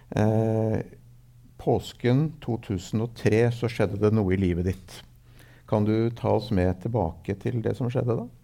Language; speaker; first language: Norwegian; native; Norwegian